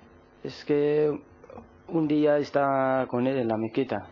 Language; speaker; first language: Spanish; non-native, learner; Arabic